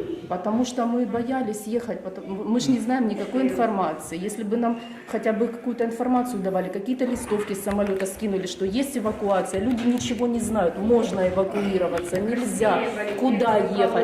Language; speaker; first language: Russian; native; Russian